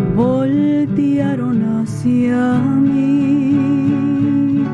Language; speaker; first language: Spanish; early bilingual, heritage; Spanish